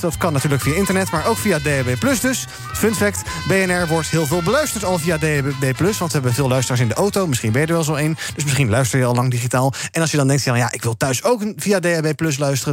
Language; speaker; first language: Dutch; native; Dutch